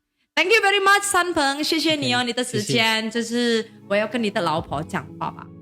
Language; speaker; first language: Chinese; non-native, learner; Indonesian